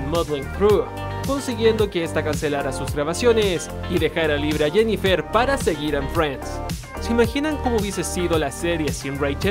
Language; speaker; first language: Spanish; native; Spanish